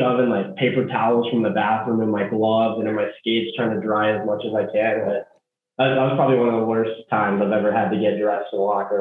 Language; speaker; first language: English; native; English